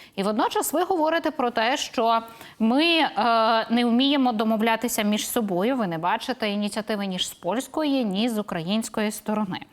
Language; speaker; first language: Ukrainian; native; Ukrainian